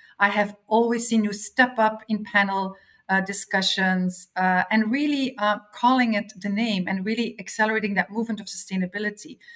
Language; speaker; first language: English; non-native, fluent; Dutch